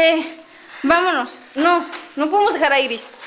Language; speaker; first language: Spanish; native; Spanish